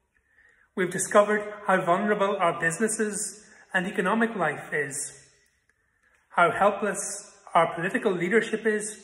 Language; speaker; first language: English; native; English